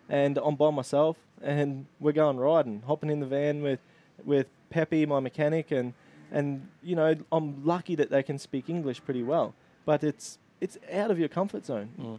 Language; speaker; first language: English; native; English